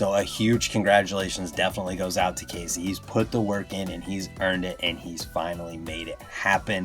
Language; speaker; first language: English; native; English